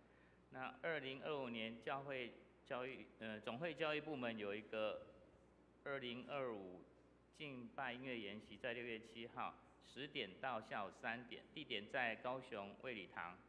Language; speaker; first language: Chinese; native; Chinese